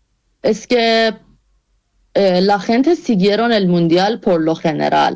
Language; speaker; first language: Spanish; non-native, fluent; Persian